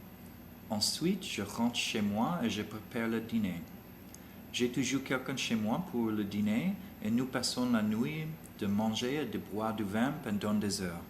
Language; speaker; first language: French; non-native, learner; English